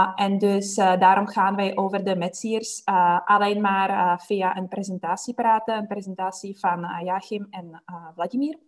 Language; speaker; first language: Dutch; non-native, fluent; Czech